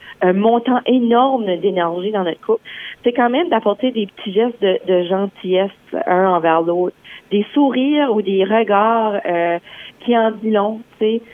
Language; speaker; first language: French; native; French